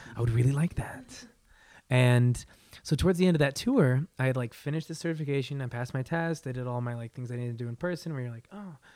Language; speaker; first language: English; native; English